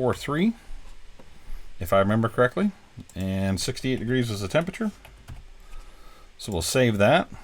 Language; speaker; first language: English; native; English